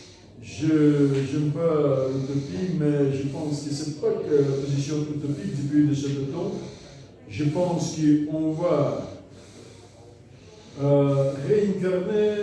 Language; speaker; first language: French; non-native, learner; Russian